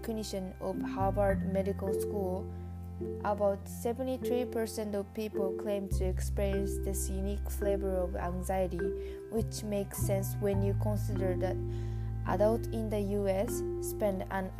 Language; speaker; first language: English; non-native, learner; Japanese